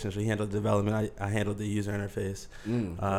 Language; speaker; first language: English; native; English